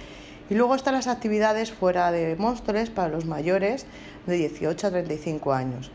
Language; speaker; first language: Spanish; native; Spanish